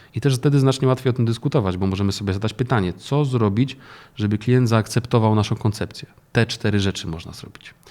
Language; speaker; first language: Polish; native; Polish